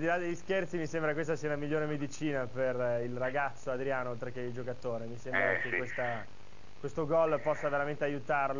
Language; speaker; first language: Italian; native; Italian